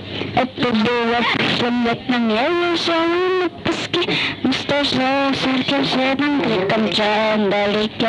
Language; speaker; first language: Russian; native; Russian